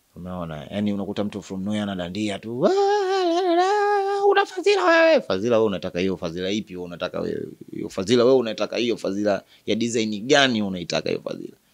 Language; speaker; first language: Swahili; native; Swahili